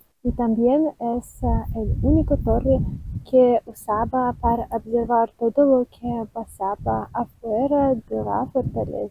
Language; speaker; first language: Spanish; non-native, fluent; Russian